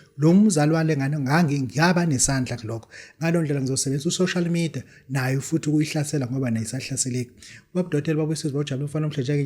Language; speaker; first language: Zulu; native; Zulu